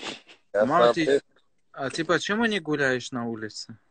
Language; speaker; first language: Russian; non-native, fluent; Persian